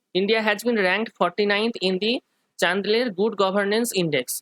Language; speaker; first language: English; non-native, local second language; Bangla